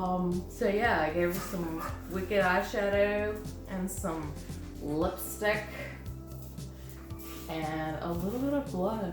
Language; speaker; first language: English; native; English